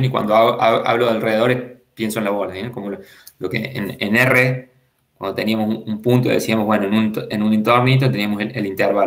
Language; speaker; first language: Spanish; native; Spanish